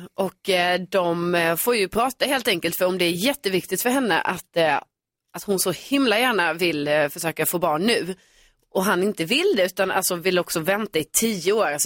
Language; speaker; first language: Swedish; native; Swedish